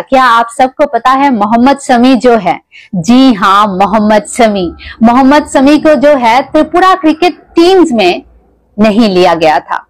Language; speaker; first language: Hindi; non-native, local second language; Kok Borok